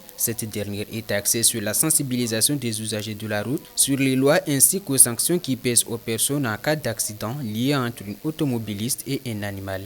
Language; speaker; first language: French; non-native, local second language; Comorian